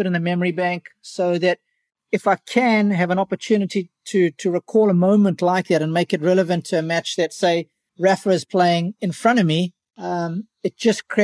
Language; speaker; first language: English; native; English